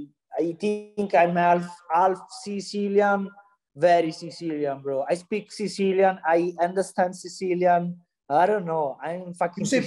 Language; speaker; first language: English; non-native, learner; Italian